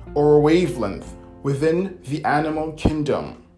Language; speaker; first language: English; native; English